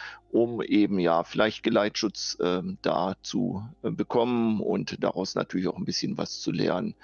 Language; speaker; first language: German; native; German